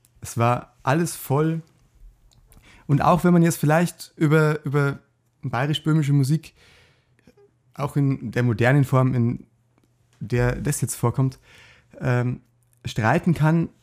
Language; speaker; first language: German; native; German